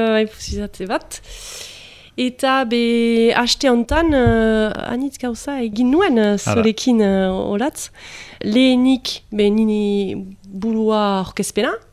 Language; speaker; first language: Basque; non-native, local second language; French